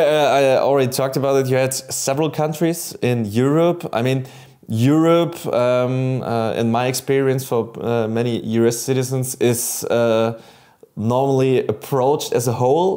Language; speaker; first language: English; non-native, fluent; German